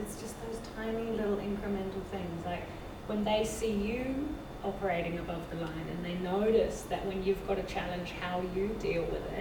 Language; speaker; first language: English; native; English